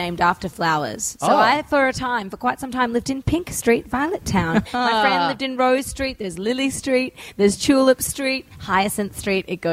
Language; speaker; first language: English; native; English